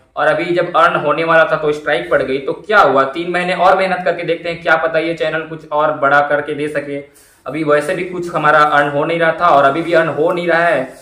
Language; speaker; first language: Hindi; native; Hindi